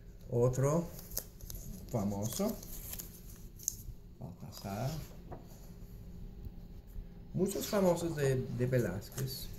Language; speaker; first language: Spanish; non-native, fluent; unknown